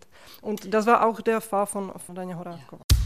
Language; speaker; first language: German; non-native, fluent; Czech